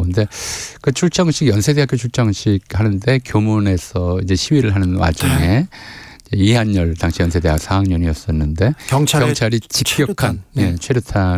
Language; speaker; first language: Korean; native; Korean